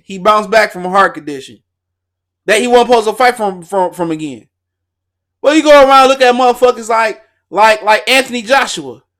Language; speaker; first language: English; native; English